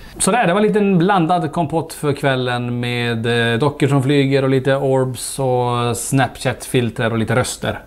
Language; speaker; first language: Swedish; native; Swedish